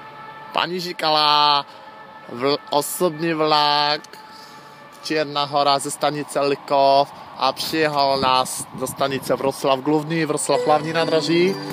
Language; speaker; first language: Czech; non-native, learner; Polish